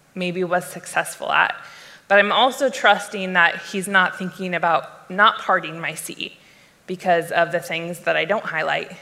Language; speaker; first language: English; native; English